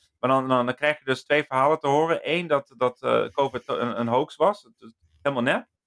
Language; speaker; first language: Dutch; native; Dutch